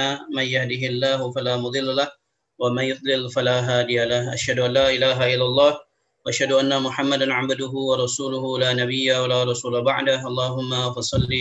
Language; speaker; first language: Arabic; non-native, fluent; Indonesian